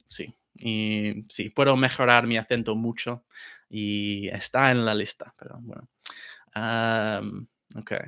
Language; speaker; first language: Spanish; non-native, fluent; English